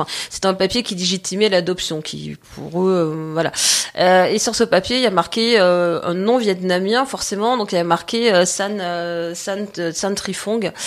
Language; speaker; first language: French; native; French